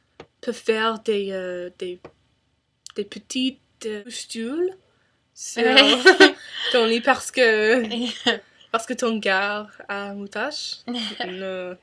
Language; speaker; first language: French; non-native, learner; English